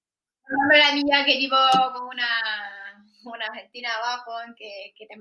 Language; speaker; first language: Spanish; non-native, fluent; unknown